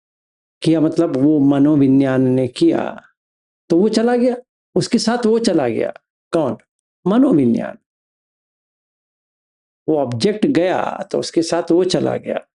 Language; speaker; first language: Hindi; native; Hindi